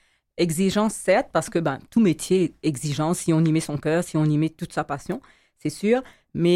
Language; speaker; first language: French; native; French